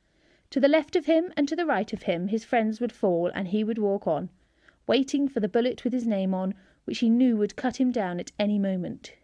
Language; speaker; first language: English; native; English